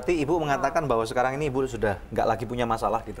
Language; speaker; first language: Indonesian; native; Indonesian